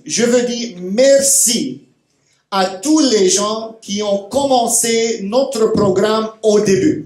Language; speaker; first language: French; non-native, fluent; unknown